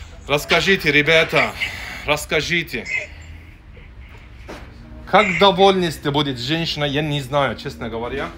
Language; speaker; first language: Russian; non-native, learner; Turkish